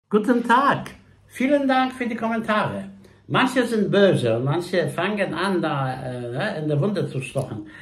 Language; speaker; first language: German; non-native, fluent; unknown